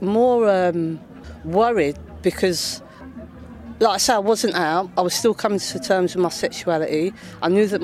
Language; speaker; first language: English; native; English